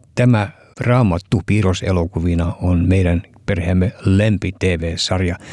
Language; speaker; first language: Finnish; early bilingual, heritage; Finnish